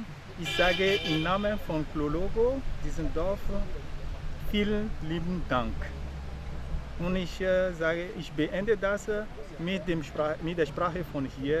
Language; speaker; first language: German; non-native, fluent; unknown